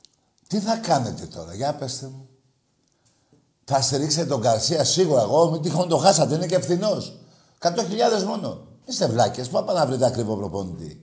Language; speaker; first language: Greek; native; Greek